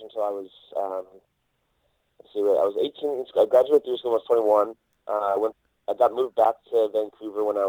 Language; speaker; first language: English; native; English